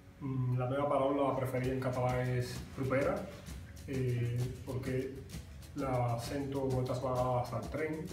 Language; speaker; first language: Catalan; non-native, learner; Spanish